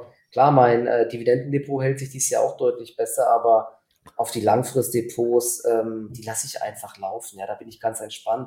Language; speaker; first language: German; native; German